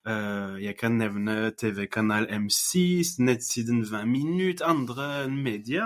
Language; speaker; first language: Norwegian; non-native, fluent; French